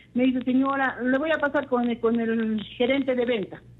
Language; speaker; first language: Spanish; native; Spanish